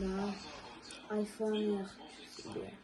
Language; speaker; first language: Russian; early bilingual, other home language; Tajik